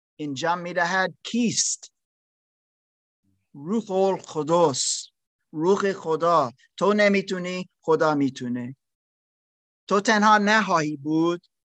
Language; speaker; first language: Persian; non-native, learner; German